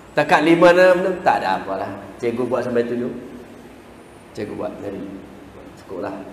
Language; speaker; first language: Malay; native; Malay